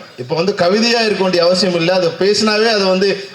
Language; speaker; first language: Tamil; native; Tamil